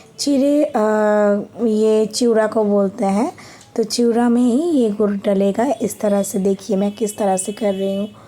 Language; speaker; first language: Hindi; non-native, local second language; Bangla